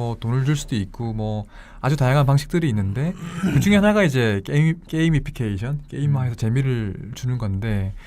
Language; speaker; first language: Korean; native; Korean